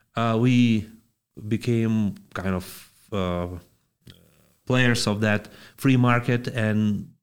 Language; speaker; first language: English; non-native, fluent; Lithuanian